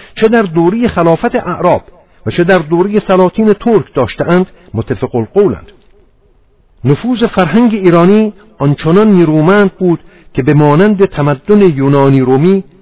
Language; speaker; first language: Persian; non-native, local second language; Armenian